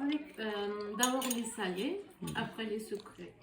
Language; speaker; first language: French; non-native, fluent; Turkish